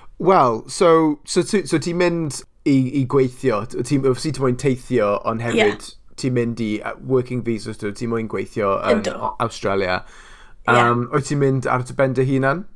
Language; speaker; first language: Welsh; non-native, local second language; English